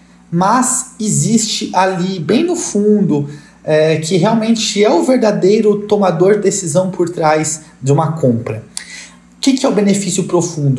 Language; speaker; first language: Portuguese; native; Portuguese